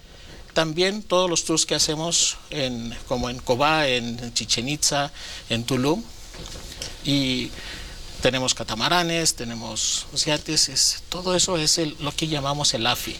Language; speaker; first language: Spanish; non-native, fluent; Greek